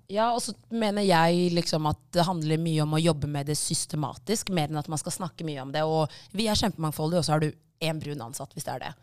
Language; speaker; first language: Norwegian; early bilingual, other home language; Tigrinya